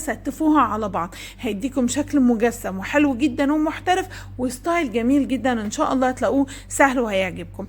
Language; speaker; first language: Arabic; native; Arabic